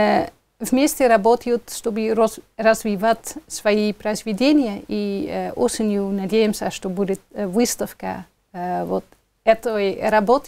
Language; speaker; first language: Russian; non-native, fluent; Dutch